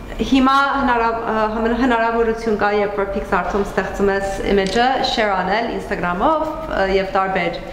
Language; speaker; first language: Armenian; early bilingual, heritage; Armenian